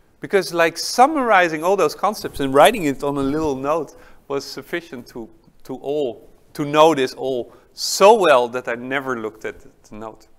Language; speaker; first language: English; non-native, fluent; Dutch